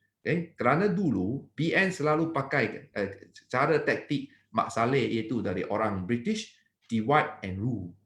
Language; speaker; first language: Malay; non-native, local second language; Chinese